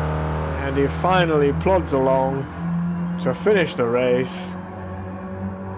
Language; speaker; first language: English; native; English